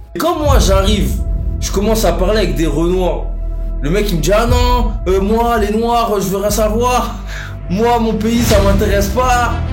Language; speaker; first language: French; early bilingual, other home language; Wolof